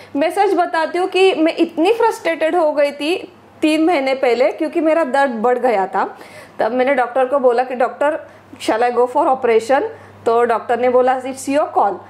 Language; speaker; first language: Hindi; non-native, local second language; Marathi